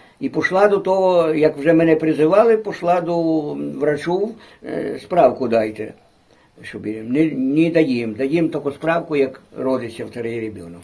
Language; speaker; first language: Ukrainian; native; Ukrainian